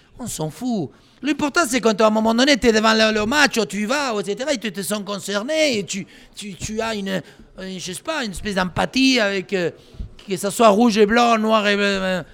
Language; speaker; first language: French; non-native, fluent; Spanish